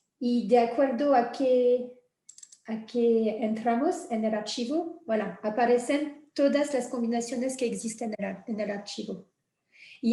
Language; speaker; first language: Spanish; non-native, fluent; French